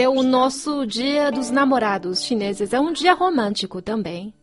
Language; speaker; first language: Portuguese; non-native, fluent; Chinese